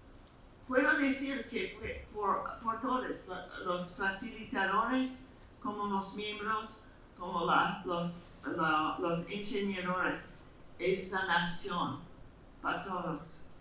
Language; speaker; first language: Spanish; non-native, fluent; English